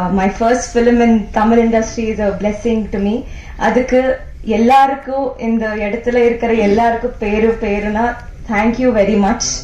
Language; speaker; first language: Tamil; non-native, learner; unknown